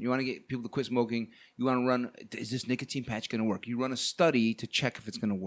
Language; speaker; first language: English; native; English